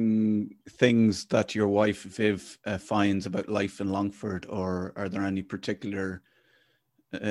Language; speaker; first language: English; native; English